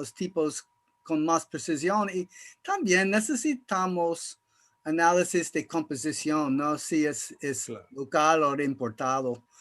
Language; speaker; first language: Spanish; non-native, fluent; English